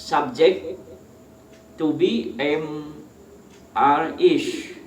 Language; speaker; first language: English; non-native, fluent; Indonesian